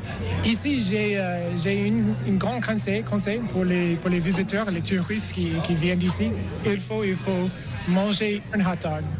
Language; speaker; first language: French; non-native, learner; English